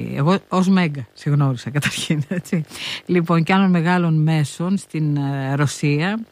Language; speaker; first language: Greek; native; Greek